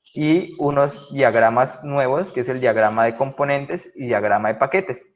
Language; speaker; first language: Spanish; native; Spanish